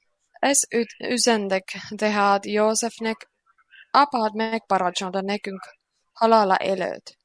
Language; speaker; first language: Hungarian; non-native, learner; Finnish